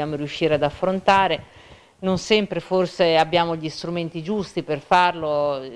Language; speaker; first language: Italian; native; Italian